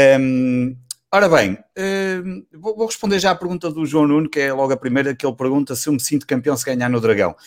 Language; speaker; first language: Portuguese; native; Portuguese